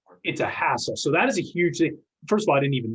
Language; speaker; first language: English; native; English